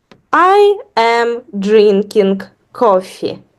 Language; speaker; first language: English; non-native, fluent; Ukrainian